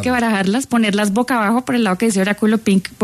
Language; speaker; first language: Spanish; native; Spanish